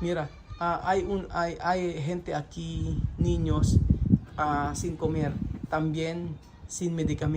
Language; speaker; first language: Spanish; non-native, learner; Filipino